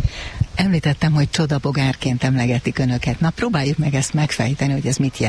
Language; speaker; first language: Hungarian; native; Hungarian